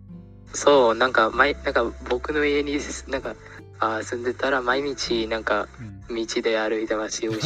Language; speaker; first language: Japanese; non-native, fluent; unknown